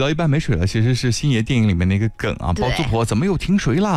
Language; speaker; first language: Chinese; native; Chinese